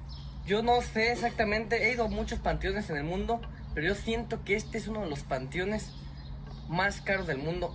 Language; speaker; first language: Spanish; native; Spanish